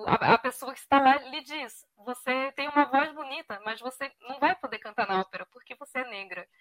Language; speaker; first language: Portuguese; early bilingual, heritage; Portuguese